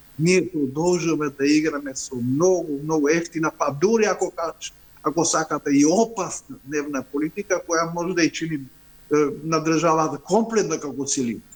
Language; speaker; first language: Macedonian; non-native, local second language; Albanian